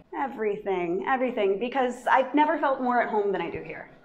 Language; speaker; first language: English; native; English